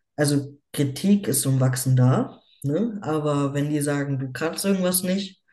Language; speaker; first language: German; native; German